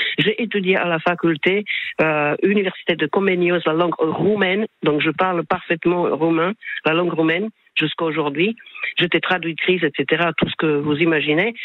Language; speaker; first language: French; non-native, fluent; Slovak